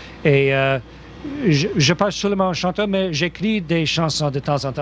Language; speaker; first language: French; non-native, local second language; English